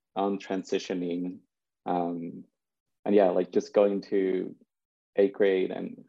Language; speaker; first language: English; early bilingual, other home language; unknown